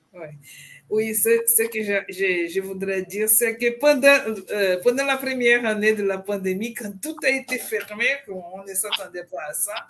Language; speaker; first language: French; non-native, fluent; Portuguese